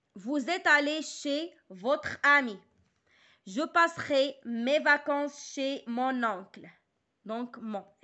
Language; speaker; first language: French; non-native, local second language; Arabic